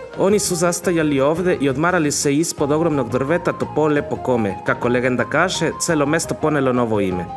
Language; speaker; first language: Serbian; non-native, fluent; Spanish